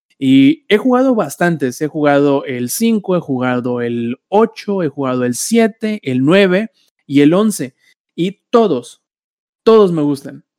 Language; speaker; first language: Spanish; native; Spanish